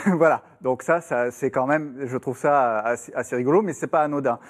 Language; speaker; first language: French; non-native, fluent; German